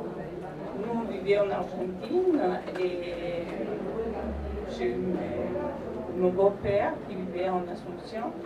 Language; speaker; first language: French; non-native, fluent; Spanish